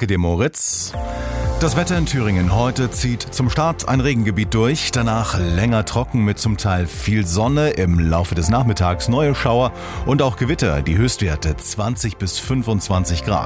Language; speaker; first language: German; native; German